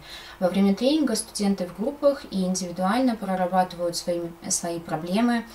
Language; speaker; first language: Russian; native; Russian